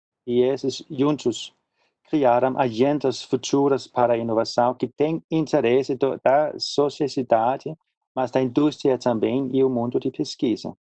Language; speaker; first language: Portuguese; non-native, fluent; Swedish